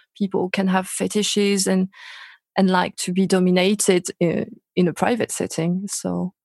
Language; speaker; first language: English; non-native, fluent; French